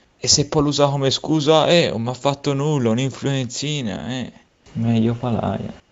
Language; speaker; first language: Italian; native; Italian